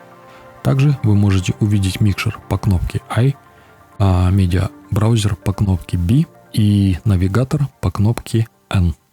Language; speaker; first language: Russian; native; Russian